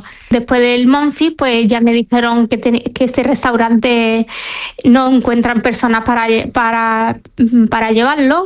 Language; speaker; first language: Spanish; non-native, fluent; Arabic